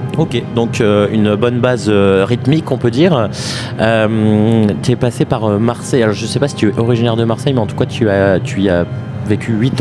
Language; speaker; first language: French; native; French